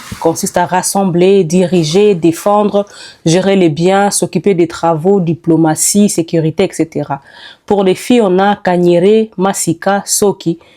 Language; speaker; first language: French; non-native, local second language; Nande